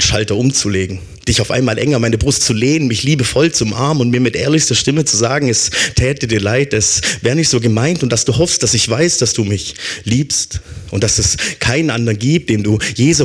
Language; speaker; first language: German; native; German